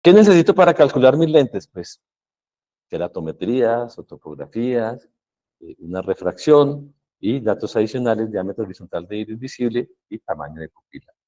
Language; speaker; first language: Spanish; native; Spanish